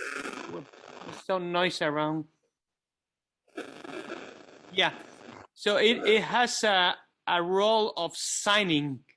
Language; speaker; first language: English; non-native, fluent; Kabuverdianu